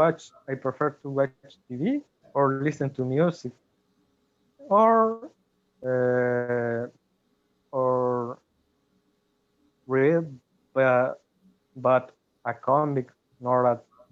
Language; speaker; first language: English; non-native, learner; Spanish